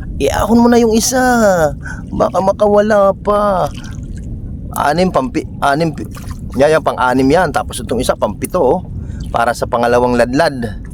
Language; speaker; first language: Filipino; native; Filipino